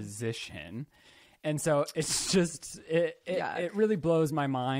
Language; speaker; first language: English; native; English